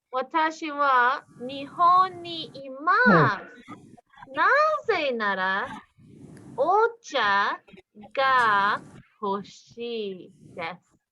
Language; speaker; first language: Japanese; non-native, fluent; English